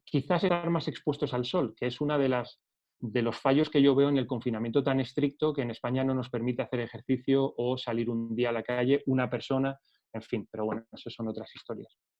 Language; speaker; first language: Spanish; native; Spanish